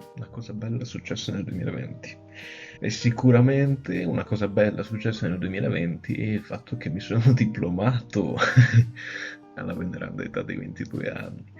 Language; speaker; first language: Italian; early bilingual, other home language; Ukrainian